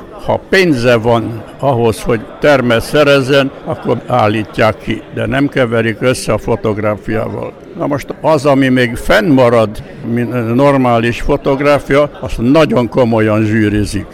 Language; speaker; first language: Hungarian; native; Hungarian